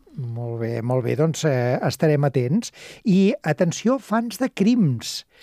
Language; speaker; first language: Catalan; native; Catalan